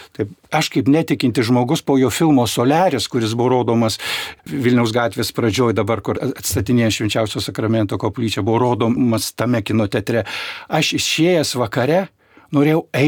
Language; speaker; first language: Lithuanian; native; Lithuanian